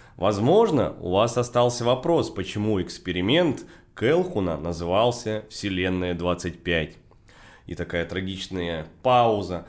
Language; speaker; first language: Russian; native; Russian